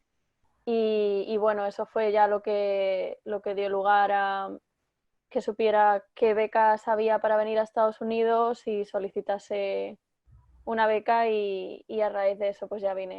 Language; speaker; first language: Spanish; native; Spanish